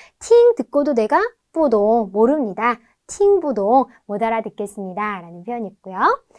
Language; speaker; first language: Korean; native; Korean